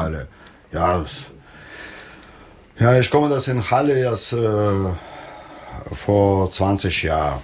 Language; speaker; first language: German; non-native, learner; Russian